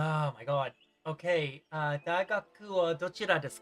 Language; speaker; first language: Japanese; non-native, learner; English